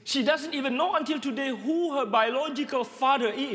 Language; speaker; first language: English; non-native, fluent; Indonesian